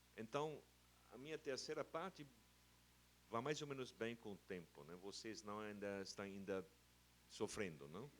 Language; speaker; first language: Portuguese; non-native, fluent; German